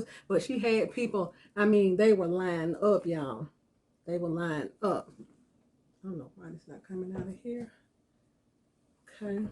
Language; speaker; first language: English; native; English